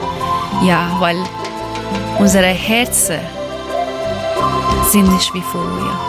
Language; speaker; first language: German; non-native, learner; Persian